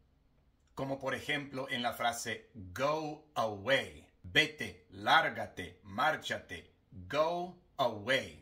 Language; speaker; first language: Spanish; non-native, fluent; English